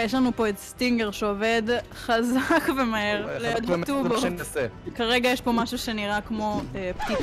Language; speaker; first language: Hebrew; native; Hebrew